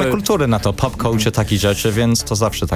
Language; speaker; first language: Polish; non-native, learner; English